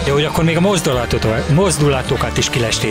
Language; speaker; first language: Hungarian; native; Hungarian